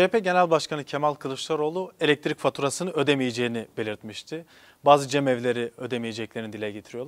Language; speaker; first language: Turkish; non-native, local second language; Kurdish